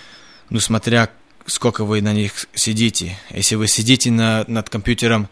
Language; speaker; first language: Russian; early bilingual, heritage; Russian